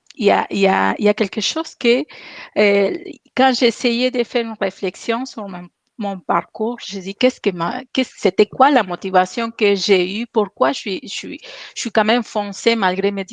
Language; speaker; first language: French; non-native, fluent; Spanish